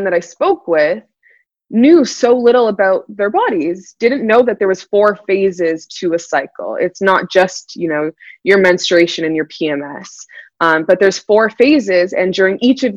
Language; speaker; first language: English; native; English